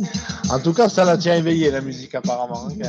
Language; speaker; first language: French; native; French